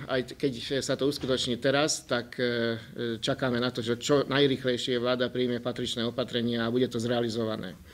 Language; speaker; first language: Slovak; non-native, local second language; Hungarian